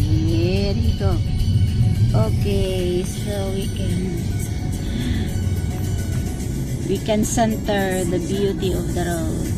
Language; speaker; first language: English; non-native, local second language; Filipino